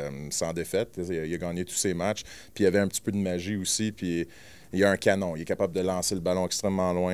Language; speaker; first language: French; native; French